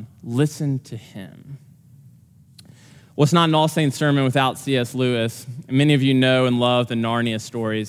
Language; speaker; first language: English; native; English